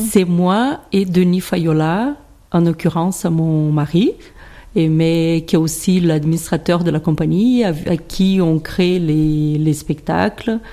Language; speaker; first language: French; non-native, fluent; Portuguese